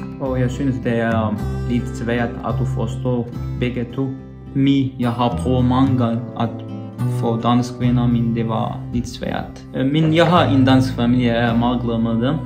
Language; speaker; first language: Danish; non-native, learner; Arabic